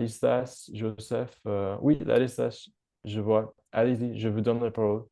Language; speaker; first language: French; non-native, fluent; English